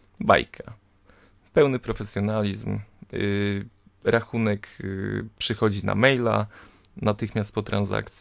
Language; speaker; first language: Polish; native; Polish